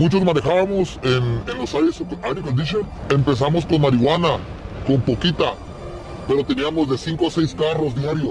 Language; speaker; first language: Spanish; native; Spanish